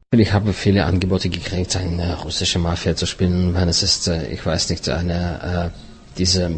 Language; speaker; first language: German; non-native, fluent; Russian